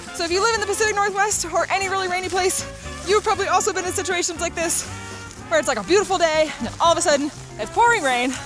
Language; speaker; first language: English; native; English